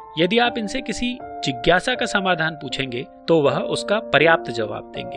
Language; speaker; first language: Hindi; native; Hindi